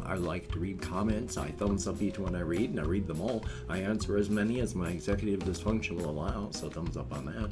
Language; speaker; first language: English; native; English